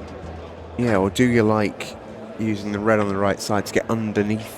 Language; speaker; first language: English; native; English